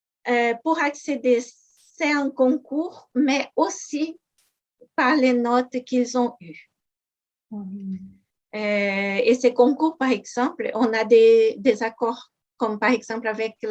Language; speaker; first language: French; non-native, fluent; Portuguese